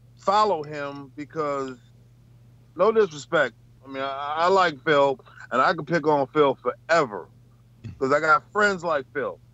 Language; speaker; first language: English; native; English